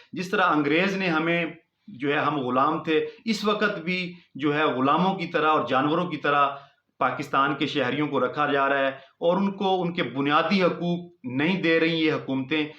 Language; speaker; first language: Urdu; non-native, local second language; Punjabi